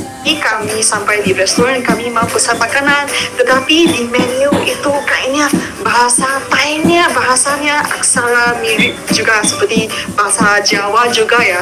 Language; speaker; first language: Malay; non-native, local second language; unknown